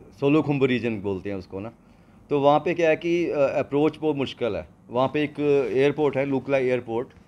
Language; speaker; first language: Hindi; non-native, local second language; Punjabi